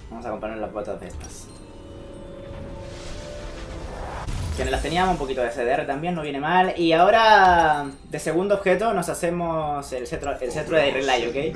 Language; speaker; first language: Spanish; native; Spanish